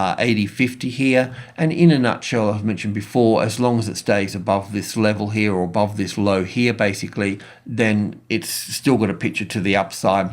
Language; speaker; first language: English; native; English